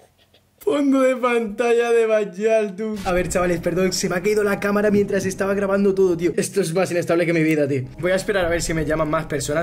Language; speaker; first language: Spanish; native; Spanish